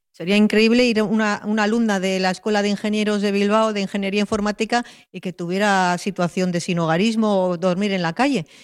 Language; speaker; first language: Spanish; native; Spanish